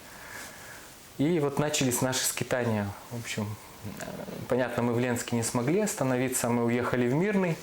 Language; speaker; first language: Russian; native; Russian